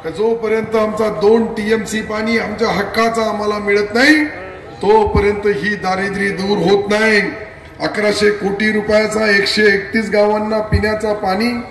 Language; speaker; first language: Marathi; non-native, local second language; Urdu